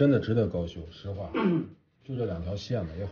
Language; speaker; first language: Chinese; native; Chinese